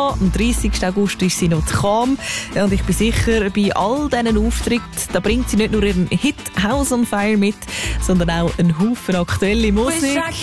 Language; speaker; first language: German; native; German